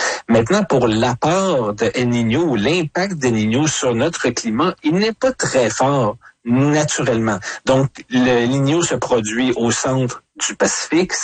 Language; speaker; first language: French; native; French